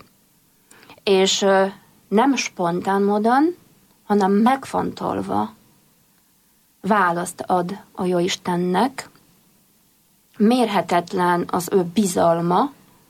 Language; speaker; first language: Hungarian; non-native, fluent; Polish